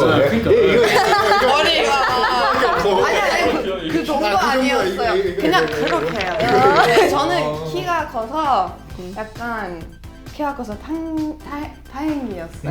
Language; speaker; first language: Korean; non-native, fluent; Indonesian